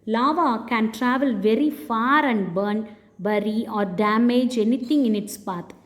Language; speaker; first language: English; non-native, local second language; Tamil